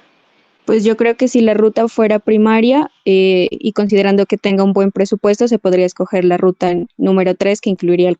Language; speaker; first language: Spanish; native; Spanish